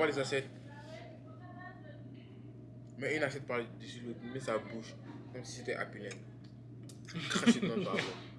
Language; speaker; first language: French; native; French